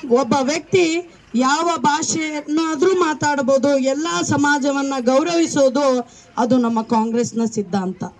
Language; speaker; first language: Kannada; native; Kannada